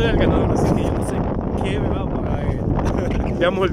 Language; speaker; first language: Spanish; native; Spanish